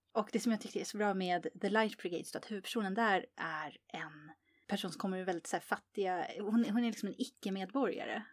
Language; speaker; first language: Swedish; native; Swedish